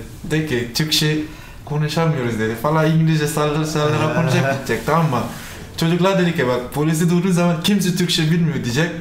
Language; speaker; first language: Turkish; non-native, fluent; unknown